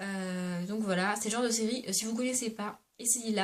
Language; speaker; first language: French; native; French